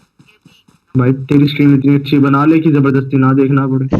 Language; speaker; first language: Hindi; native; Hindi